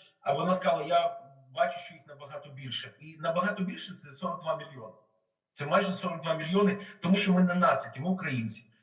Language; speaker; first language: Ukrainian; non-native, local second language; Russian